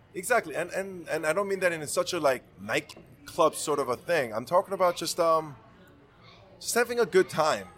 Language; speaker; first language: English; non-native, fluent; Korean